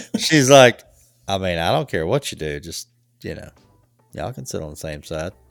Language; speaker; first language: English; native; English